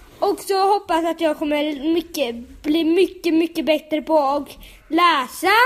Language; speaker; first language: Swedish; native; Swedish